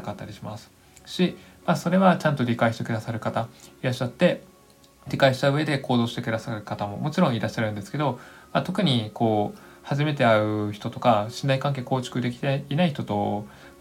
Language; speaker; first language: Japanese; native; Japanese